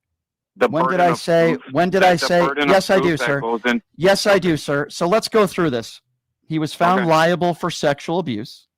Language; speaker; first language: English; native; English